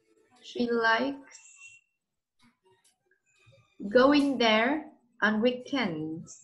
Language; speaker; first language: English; non-native, learner; Vietnamese